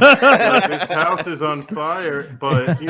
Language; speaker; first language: English; native; English